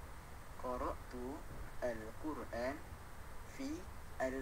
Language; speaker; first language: Arabic; non-native, learner; Malay